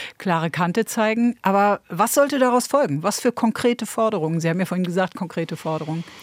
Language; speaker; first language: German; native; German